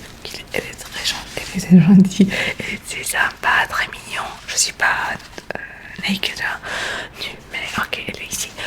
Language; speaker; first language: French; non-native, learner; Spanish